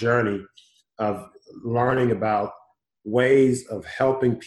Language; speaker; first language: English; native; English